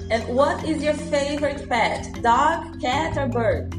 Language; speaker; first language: English; non-native, fluent; Portuguese